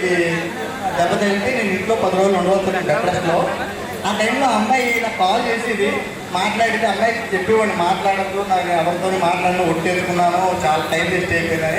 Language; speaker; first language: Telugu; native; Telugu